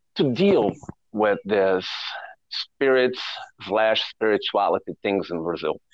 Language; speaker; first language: English; non-native, fluent; Portuguese